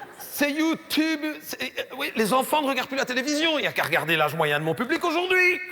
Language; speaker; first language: French; native; French